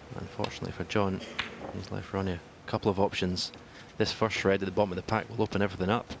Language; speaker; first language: English; native; English